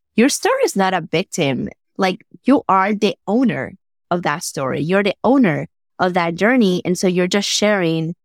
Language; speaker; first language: English; non-native, fluent; Spanish